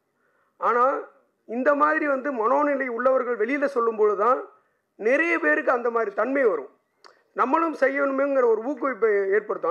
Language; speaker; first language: Tamil; native; Tamil